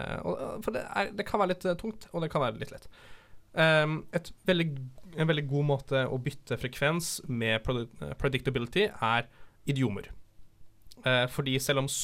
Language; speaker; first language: Norwegian; native; Norwegian